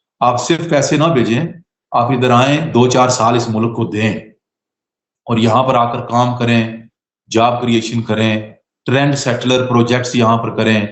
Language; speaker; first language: Urdu; non-native, local second language; Pahari-Potwari